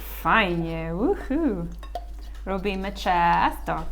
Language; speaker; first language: Polish; non-native, learner; English